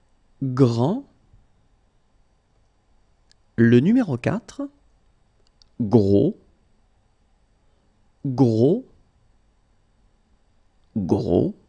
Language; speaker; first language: French; native; French